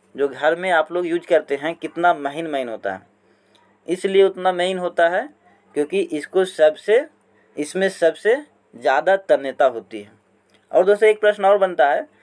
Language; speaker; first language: Hindi; native; Hindi